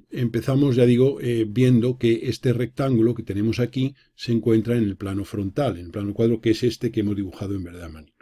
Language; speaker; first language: Spanish; native; Spanish